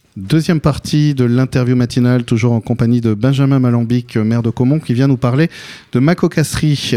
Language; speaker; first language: French; native; French